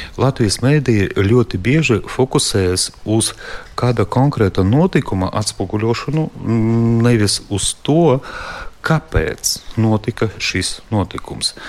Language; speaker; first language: Latvian; non-native, local second language; Russian